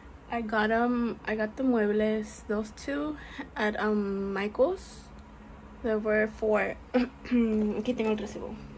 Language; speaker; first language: English; early bilingual, other home language; Spanish